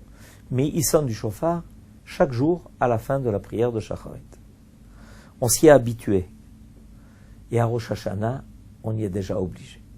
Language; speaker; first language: French; native; French